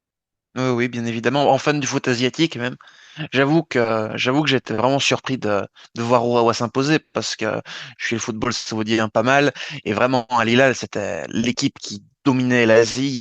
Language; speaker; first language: French; native; French